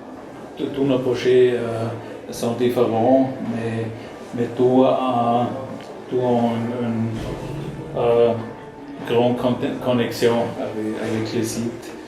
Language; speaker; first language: French; non-native, learner; German